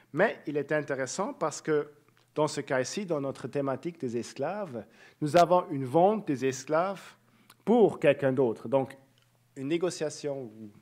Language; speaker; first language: French; native; French